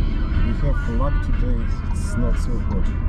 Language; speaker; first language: English; non-native, learner; German